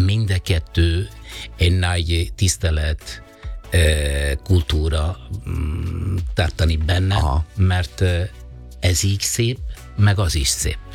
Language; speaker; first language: Hungarian; non-native, fluent; Italian